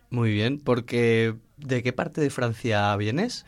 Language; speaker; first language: Spanish; native; Spanish